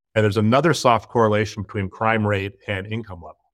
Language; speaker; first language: English; native; English